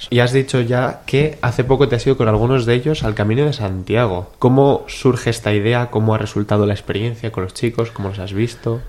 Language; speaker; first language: Spanish; native; Spanish